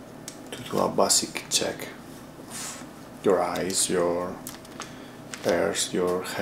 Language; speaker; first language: English; non-native, learner; Spanish